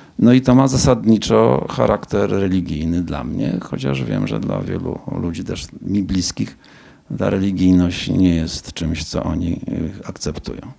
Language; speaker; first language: Polish; native; Polish